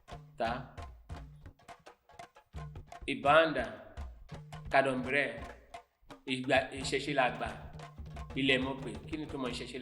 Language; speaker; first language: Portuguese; non-native, fluent; Yoruba